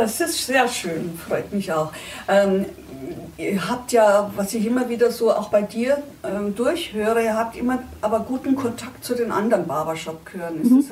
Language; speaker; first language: German; native; German